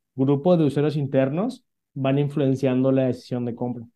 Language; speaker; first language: Spanish; native; Spanish